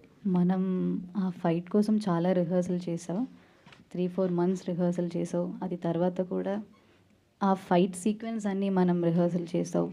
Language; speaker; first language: Telugu; non-native, learner; Malayalam